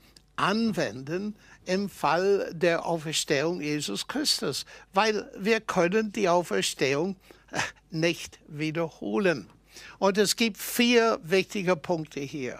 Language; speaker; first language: German; non-native, fluent; English